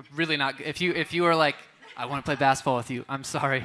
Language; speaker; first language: English; native; English